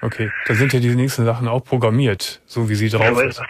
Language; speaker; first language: German; native; German